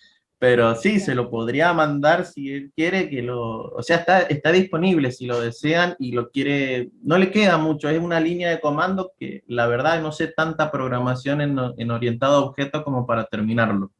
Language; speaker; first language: Spanish; native; Spanish